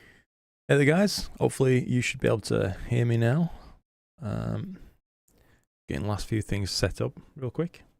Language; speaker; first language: English; native; English